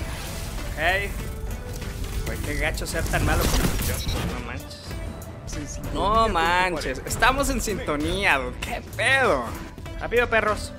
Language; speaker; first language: Spanish; native; Spanish